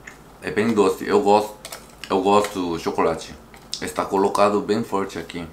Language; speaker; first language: Portuguese; non-native, fluent; Korean